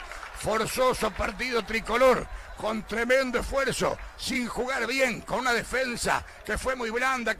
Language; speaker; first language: Spanish; native; Spanish